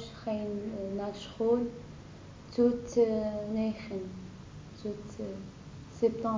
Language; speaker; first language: Dutch; non-native, learner; Arabic